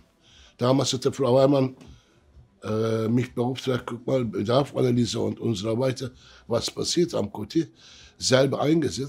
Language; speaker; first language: German; early bilingual, other home language; Turkish